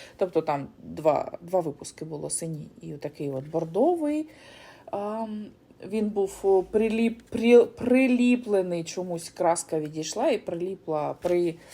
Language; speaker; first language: Ukrainian; non-native, local second language; Russian